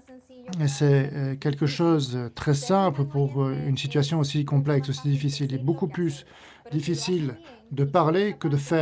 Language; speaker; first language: French; native; French